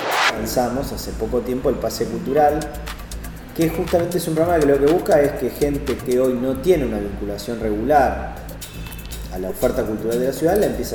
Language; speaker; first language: Spanish; native; Spanish